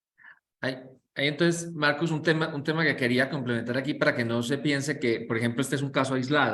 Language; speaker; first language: Spanish; native; Spanish